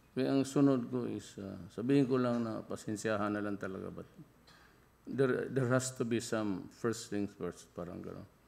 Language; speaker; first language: Filipino; non-native, local second language; Cebuano